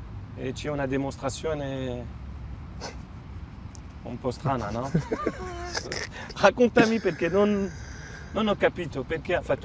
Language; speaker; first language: Italian; non-native, fluent; French